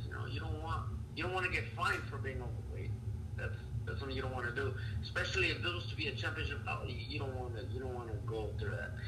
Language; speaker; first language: English; early bilingual, other home language; Spanish